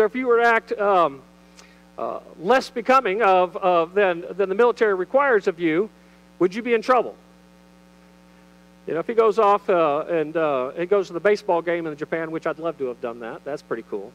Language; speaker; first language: English; native; English